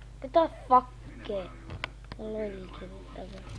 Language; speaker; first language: Finnish; non-native, learner; Estonian